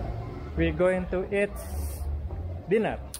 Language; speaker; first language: English; non-native, learner; Indonesian